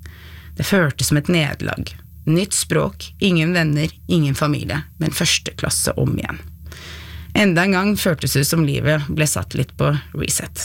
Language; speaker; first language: Norwegian; early bilingual, other home language; Arabic